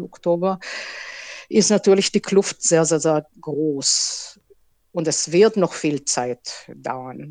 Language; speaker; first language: German; non-native, fluent; Hebrew